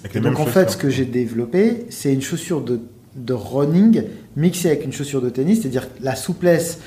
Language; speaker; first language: French; native; French